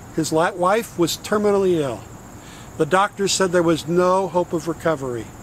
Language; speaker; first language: English; native; English